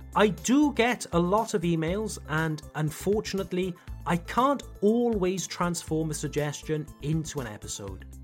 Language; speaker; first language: English; native; English